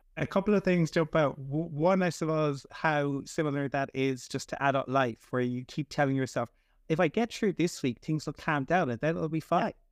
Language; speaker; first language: English; native; English